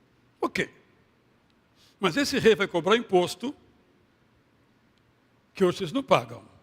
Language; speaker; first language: Portuguese; native; Portuguese